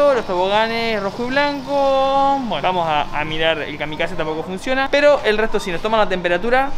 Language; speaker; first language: Spanish; native; Spanish